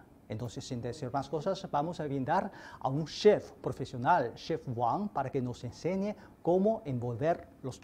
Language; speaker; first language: Spanish; non-native, fluent; Chinese